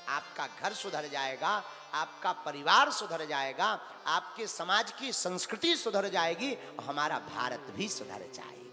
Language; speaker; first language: Hindi; native; Hindi